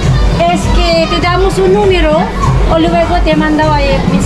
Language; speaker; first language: Spanish; non-native, learner; Filipino